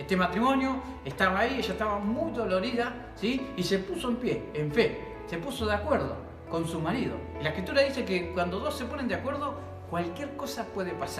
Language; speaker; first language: Spanish; native; Spanish